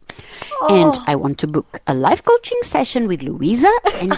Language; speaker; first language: English; non-native, fluent; Portuguese